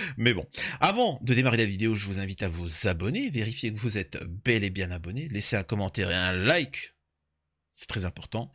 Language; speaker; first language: French; early bilingual, other home language; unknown